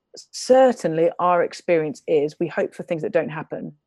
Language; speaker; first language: English; native; English